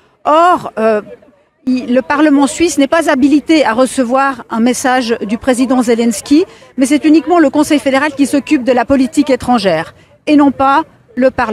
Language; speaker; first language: French; native; French